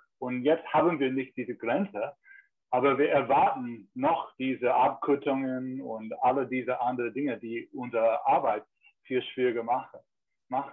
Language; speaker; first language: German; non-native, fluent; English